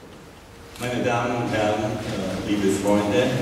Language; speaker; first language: German; non-native, fluent; Czech